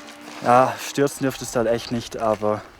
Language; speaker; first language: German; native; German